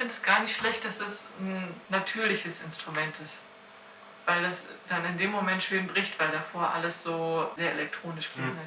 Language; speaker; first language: German; native; German